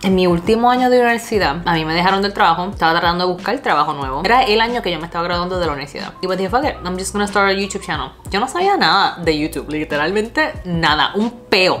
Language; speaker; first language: Spanish; early bilingual, other home language; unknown